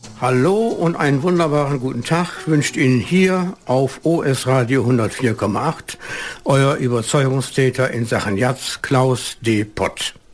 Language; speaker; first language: German; native; German